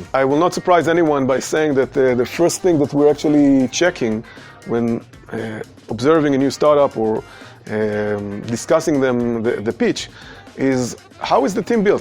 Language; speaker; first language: English; non-native, fluent; Hebrew